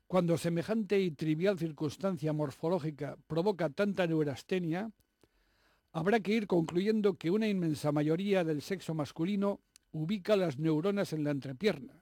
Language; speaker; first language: Spanish; native; Spanish